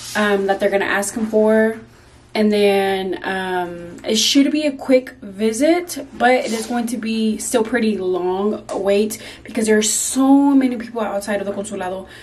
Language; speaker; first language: English; early bilingual, other home language; Spanish